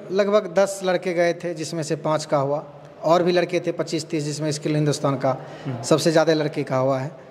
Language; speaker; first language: Hindi; native; Hindi